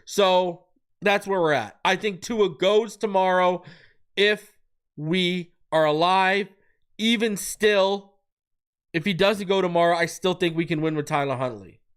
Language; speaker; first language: English; native; English